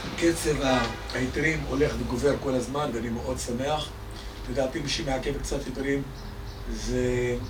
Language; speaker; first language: Hebrew; non-native, local second language; Arabic